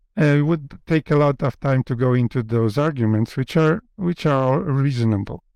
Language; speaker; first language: English; non-native, fluent; Polish